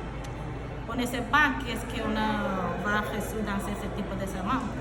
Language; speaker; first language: French; non-native, learner; Spanish